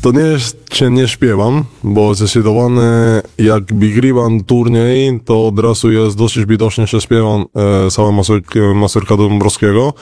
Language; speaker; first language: Polish; non-native, learner; Spanish